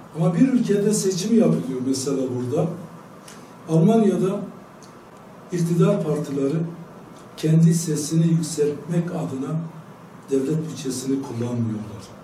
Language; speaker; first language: Turkish; non-native, local second language; Kurdish